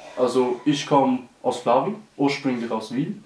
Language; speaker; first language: German; early bilingual, other home language; Albanian